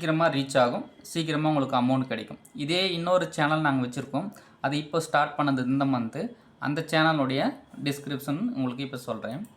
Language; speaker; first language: Tamil; native; Tamil